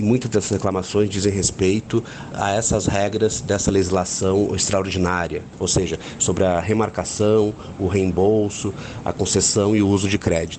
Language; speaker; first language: Portuguese; native; Portuguese